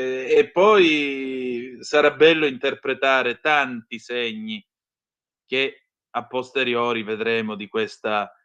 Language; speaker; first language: Italian; native; Italian